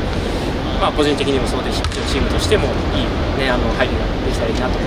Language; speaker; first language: Japanese; native; Japanese